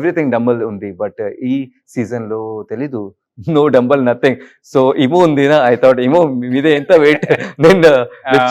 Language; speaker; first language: Telugu; non-native, learner; Hindi